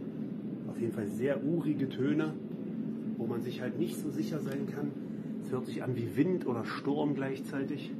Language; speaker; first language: German; native; German